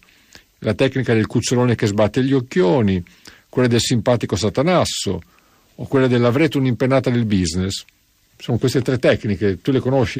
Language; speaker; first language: Italian; native; Italian